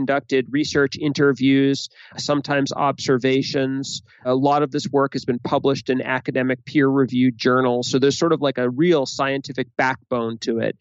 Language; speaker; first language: English; native; English